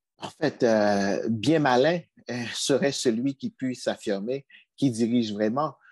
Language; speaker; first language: French; non-native, local second language; Haitian Creole